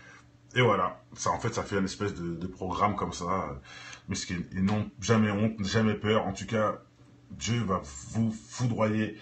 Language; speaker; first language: French; native; French